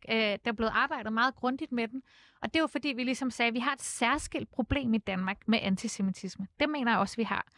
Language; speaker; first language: Danish; native; Danish